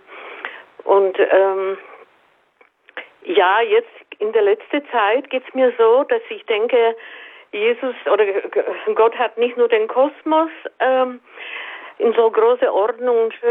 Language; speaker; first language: German; native; German